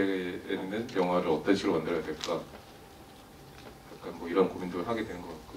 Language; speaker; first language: Korean; native; Korean